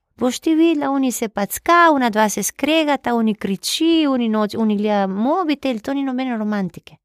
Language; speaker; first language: Slovenian; native; Slovenian